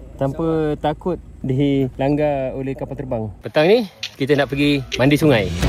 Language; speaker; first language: Malay; native; Malay